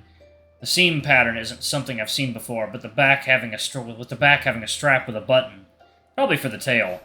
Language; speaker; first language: English; native; English